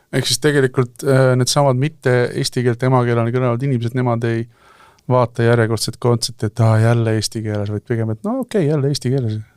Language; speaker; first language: Estonian; native; Estonian